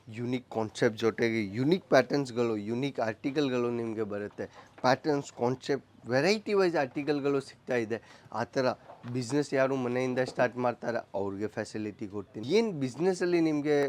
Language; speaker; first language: Kannada; non-native, local second language; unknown